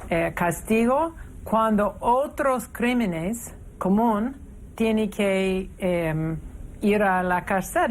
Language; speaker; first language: Spanish; non-native, fluent; English